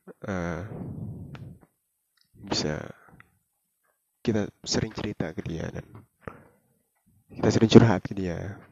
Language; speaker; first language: Indonesian; native; Indonesian